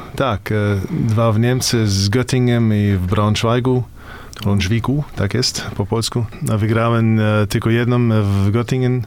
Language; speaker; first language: Polish; non-native, learner; German